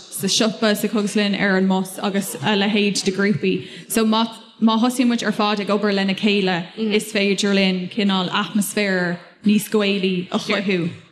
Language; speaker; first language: Irish; non-native, local second language; English